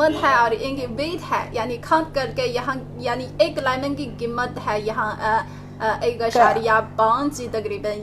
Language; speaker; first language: Urdu; non-native, fluent; Chinese